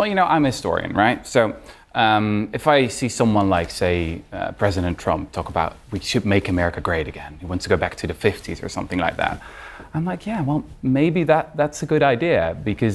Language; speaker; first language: English; non-native, fluent; Dutch